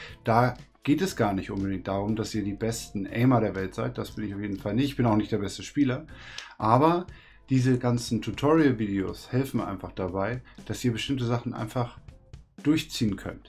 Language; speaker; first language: German; native; German